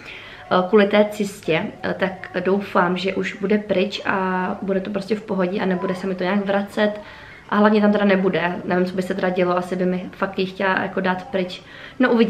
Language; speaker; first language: Czech; native; Czech